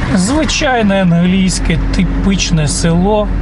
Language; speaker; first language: Ukrainian; non-native, local second language; Russian